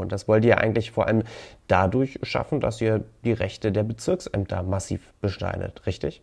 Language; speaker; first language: German; native; German